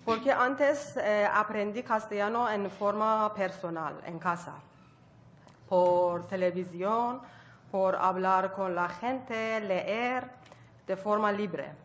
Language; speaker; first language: Spanish; non-native, learner; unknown